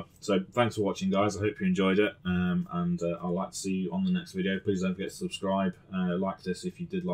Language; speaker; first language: English; native; English